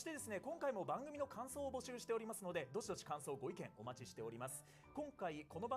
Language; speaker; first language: Japanese; native; Japanese